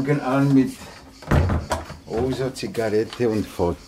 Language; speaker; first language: German; non-native, fluent; Greek